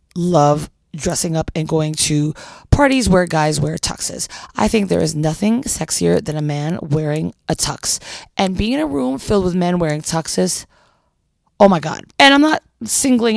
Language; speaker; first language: English; non-native, local second language; Filipino